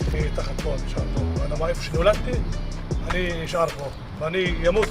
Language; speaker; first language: Hebrew; non-native, local second language; Arabic